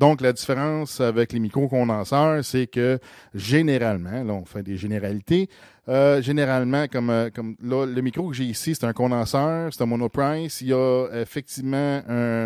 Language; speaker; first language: French; native; French